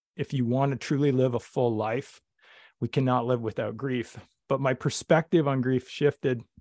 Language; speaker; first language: English; native; English